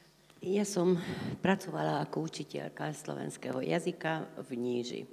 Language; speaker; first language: Slovak; non-native, local second language; Hungarian